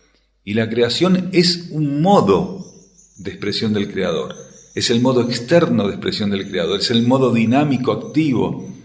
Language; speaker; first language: Spanish; native; Spanish